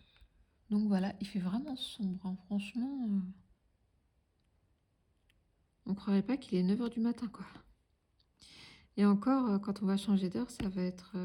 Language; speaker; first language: French; native; French